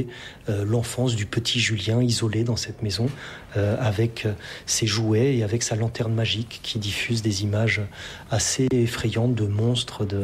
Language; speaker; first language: French; native; French